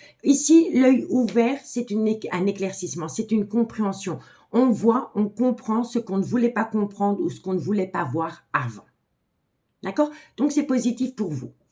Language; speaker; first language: French; native; French